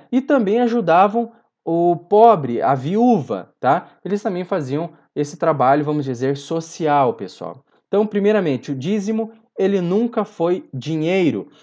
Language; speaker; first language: Portuguese; native; Portuguese